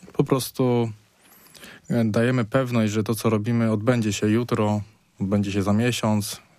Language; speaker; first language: Polish; native; Polish